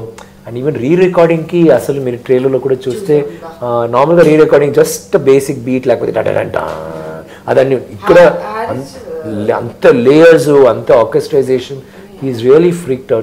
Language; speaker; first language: Telugu; non-native, learner; Tamil